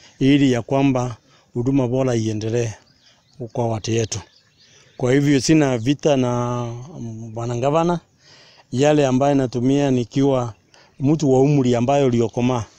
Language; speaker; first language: Swahili; non-native, local second language; Meru